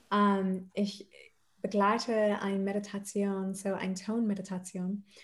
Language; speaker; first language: German; non-native, fluent; English